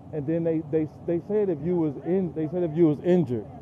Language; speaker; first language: English; native; English